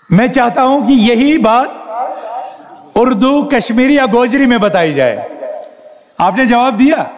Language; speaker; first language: Urdu; non-native, local second language; Kashmiri